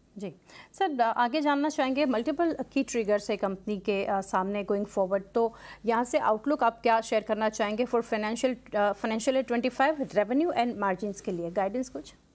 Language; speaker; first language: Hindi; non-native, local second language; Gujarati